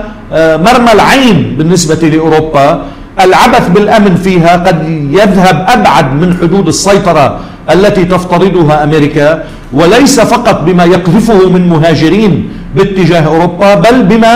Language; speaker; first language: Arabic; native; Arabic